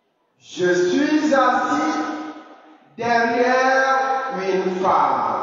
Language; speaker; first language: French; non-native, fluent; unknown